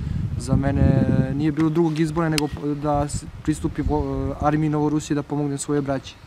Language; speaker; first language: Russian; non-native, learner; Serbian